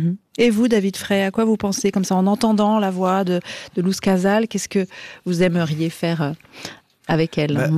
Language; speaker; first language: French; native; French